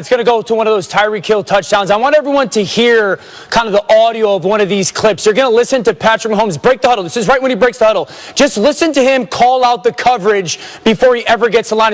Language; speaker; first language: English; native; English